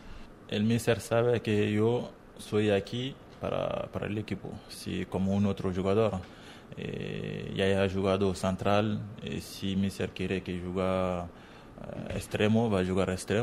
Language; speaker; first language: Spanish; non-native, learner; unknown